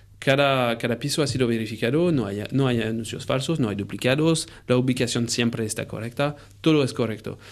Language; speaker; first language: Spanish; non-native, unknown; French